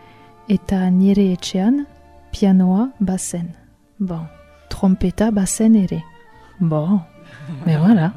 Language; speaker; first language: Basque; non-native, learner; French